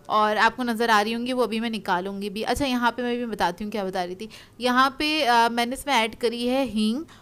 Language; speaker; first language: Urdu; native; Urdu